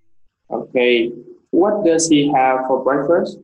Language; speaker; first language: English; non-native, learner; Vietnamese